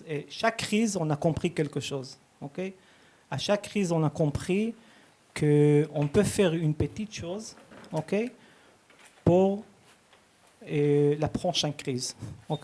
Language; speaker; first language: French; early bilingual, heritage; Hebrew